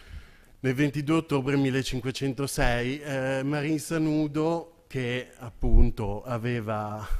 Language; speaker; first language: Italian; native; Italian